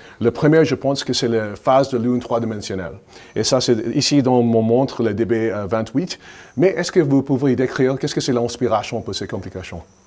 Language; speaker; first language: French; non-native, learner; English